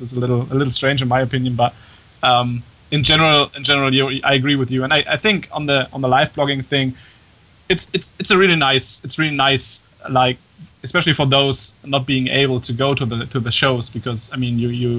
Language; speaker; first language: English; non-native, fluent; German